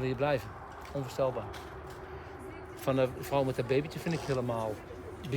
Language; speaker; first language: Dutch; native; Dutch